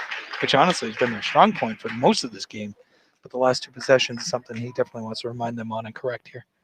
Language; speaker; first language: English; native; English